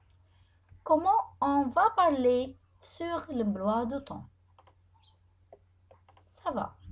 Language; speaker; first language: French; non-native, fluent; Arabic